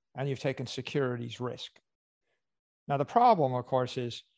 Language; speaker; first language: English; native; English